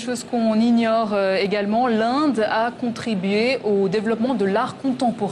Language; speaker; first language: French; native; French